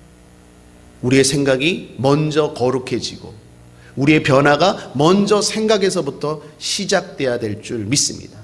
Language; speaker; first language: Korean; native; Korean